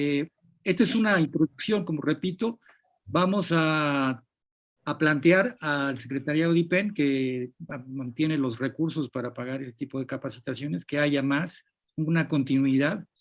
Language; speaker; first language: Spanish; native; Spanish